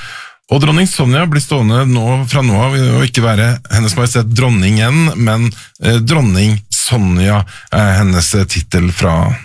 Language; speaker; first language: Norwegian; native; Norwegian